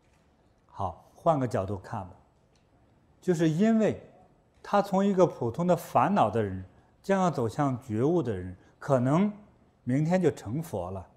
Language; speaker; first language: Chinese; native; Chinese